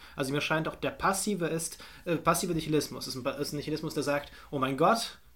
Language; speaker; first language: German; native; German